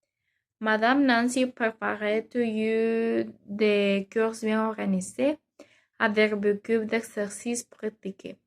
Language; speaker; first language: French; non-native, learner; Spanish